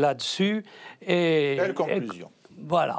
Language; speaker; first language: French; native; French